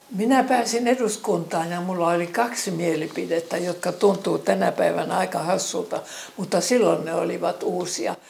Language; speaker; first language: Finnish; early bilingual, other home language; Estonian